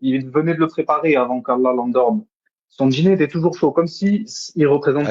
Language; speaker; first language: French; native; French